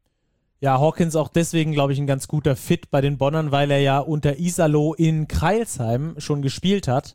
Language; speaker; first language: German; native; German